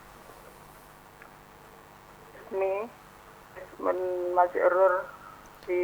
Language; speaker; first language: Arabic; non-native, learner; Indonesian